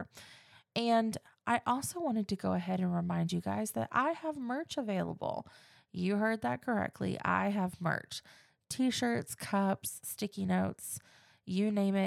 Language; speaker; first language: English; native; English